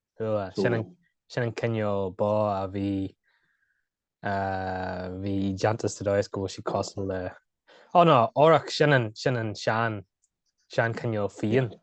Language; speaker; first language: Irish; native; Irish